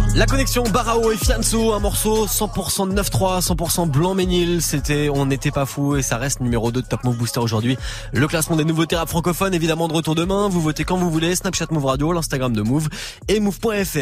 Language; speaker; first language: French; native; French